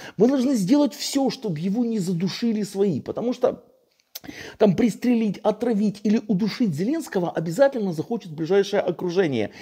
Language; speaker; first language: Russian; native; Russian